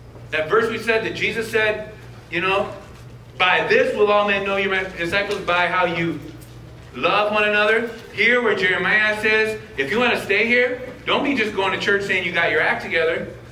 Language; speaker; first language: English; native; English